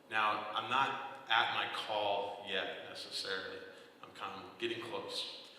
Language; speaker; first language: English; native; English